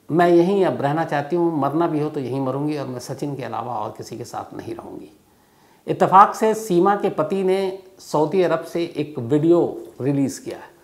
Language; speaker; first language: Hindi; native; Hindi